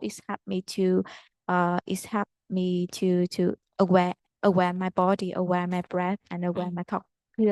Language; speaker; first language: English; non-native, learner; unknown